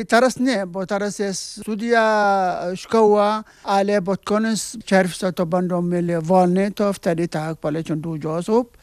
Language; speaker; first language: Polish; non-native, learner; Arabic